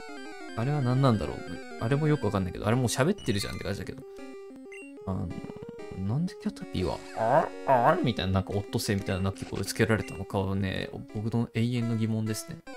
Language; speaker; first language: Japanese; native; Japanese